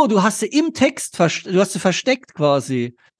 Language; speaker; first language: German; native; German